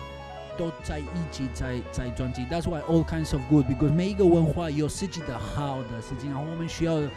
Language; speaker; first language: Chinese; non-native, learner; Spanish